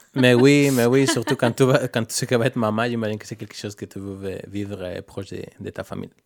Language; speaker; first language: French; non-native, fluent; Spanish